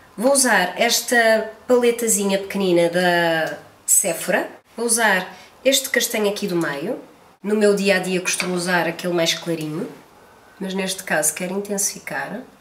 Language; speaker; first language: Portuguese; native; Portuguese